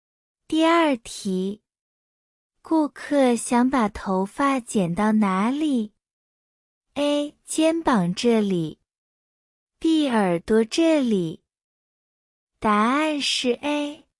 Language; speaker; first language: Chinese; native; Chinese